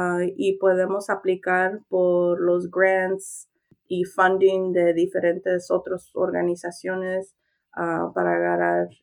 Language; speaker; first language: Spanish; early bilingual, heritage; Spanish